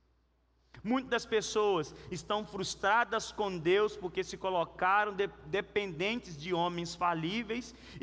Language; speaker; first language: Portuguese; native; Portuguese